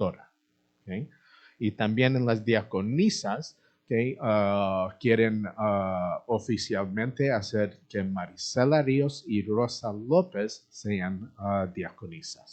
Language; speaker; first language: Spanish; early bilingual, heritage; Spanish